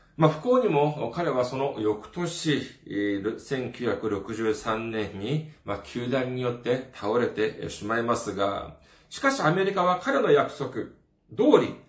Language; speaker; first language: Japanese; non-native, fluent; Korean